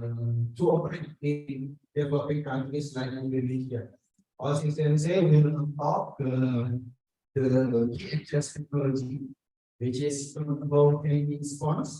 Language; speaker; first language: English; non-native, learner; Indonesian